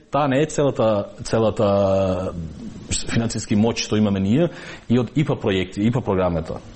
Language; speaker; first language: Macedonian; non-native, local second language; Albanian